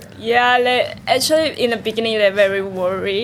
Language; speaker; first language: English; non-native, learner; Chinese